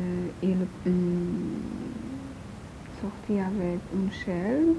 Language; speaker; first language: French; non-native, learner; Polish